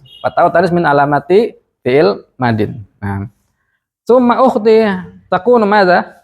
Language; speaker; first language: Arabic; non-native, fluent; Indonesian